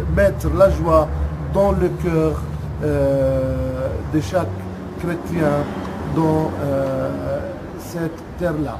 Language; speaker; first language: French; non-native, local second language; Arabic